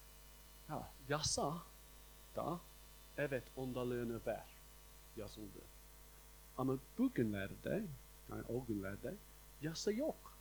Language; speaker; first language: Turkish; non-native, fluent; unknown